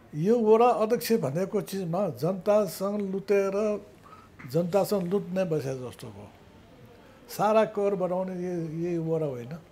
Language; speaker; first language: Nepali; non-native, local second language; Newari